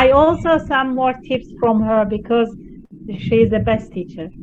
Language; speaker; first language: English; non-native, fluent; Azerbaijani